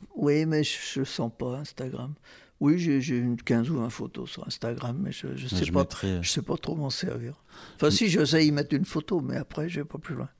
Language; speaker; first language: French; native; French